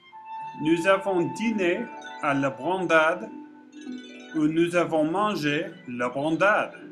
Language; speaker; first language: French; non-native, learner; English